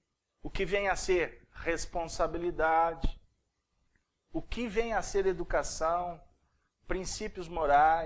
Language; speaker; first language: Portuguese; native; Portuguese